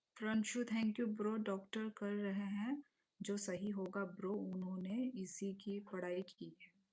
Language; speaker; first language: Hindi; non-native, local second language; Kok Borok